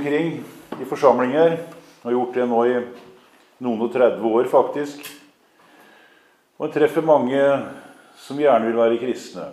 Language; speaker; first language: Norwegian; native; Norwegian